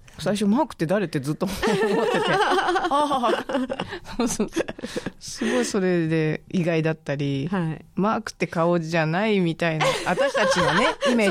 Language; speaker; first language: Japanese; native; Japanese